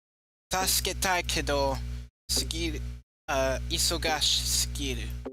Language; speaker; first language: Japanese; non-native, learner; English